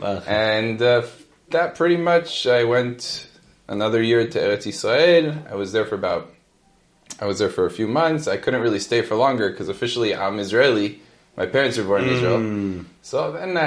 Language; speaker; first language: English; native; English